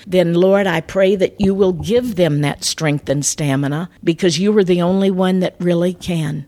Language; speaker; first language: English; native; English